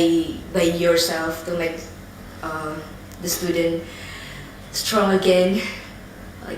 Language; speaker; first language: English; non-native, learner; Indonesian